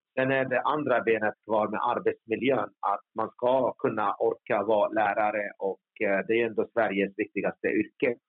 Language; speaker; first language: Swedish; early bilingual, other home language; Turoyo